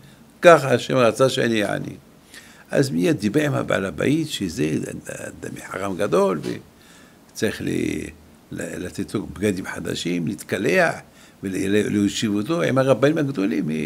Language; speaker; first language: Hebrew; non-native, fluent; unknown